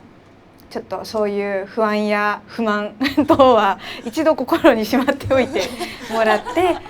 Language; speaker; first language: Japanese; native; Japanese